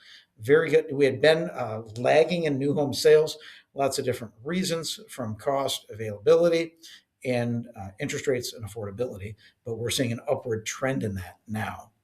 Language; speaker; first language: English; native; English